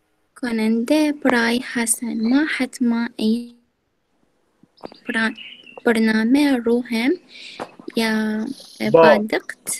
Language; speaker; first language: Persian; non-native, learner; Arabic